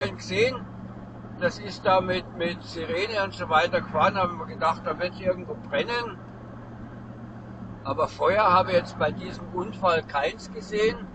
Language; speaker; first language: German; native; German